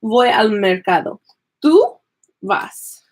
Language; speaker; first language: Spanish; non-native, fluent; English